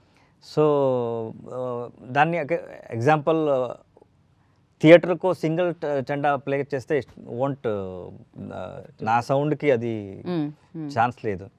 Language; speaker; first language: Telugu; non-native, learner; Kannada